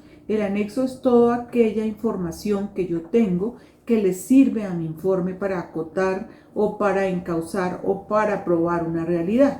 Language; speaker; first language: Spanish; native; Spanish